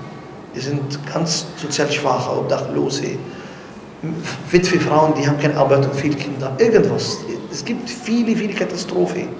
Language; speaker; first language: German; non-native, learner; Arabic